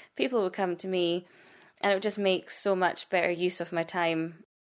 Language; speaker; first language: English; native; English